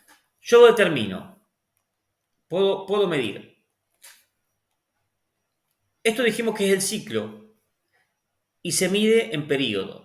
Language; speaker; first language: Spanish; native; Spanish